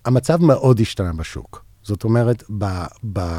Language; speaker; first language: Hebrew; non-native, fluent; English